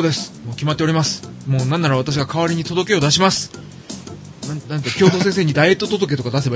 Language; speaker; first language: Japanese; native; Japanese